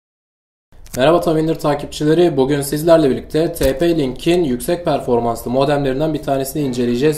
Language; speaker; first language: Turkish; native; Turkish